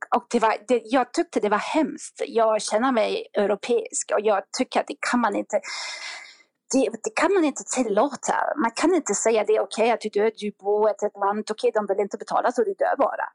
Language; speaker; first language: Swedish; non-native, fluent; German